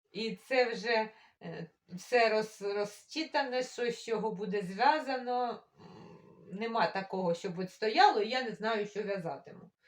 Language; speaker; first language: Ukrainian; non-native, local second language; Russian